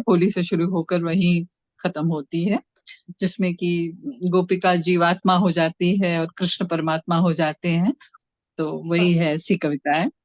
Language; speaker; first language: Hindi; non-native, local second language; Tamil